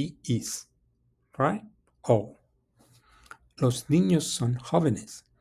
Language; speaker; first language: Spanish; non-native, fluent; English